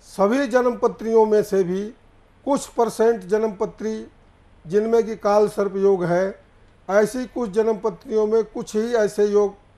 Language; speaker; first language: Hindi; native; Hindi